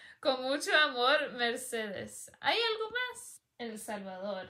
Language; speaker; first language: Spanish; early bilingual, other home language; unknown